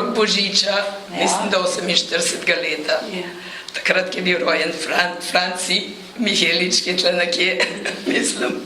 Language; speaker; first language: Slovenian; early bilingual, heritage; Slovenian